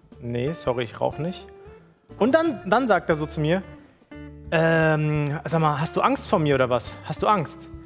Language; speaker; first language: German; early bilingual, other home language; Italian